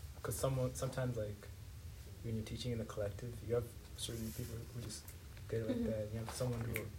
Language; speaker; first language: English; non-native, local second language; Swahili